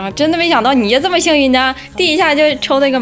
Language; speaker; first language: Chinese; native; Chinese